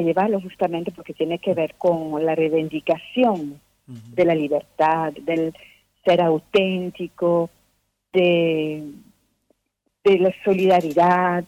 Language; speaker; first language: Spanish; non-native, fluent; French